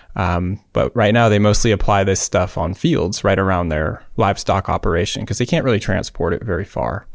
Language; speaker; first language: English; native; English